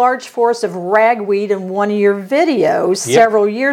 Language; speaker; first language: English; native; English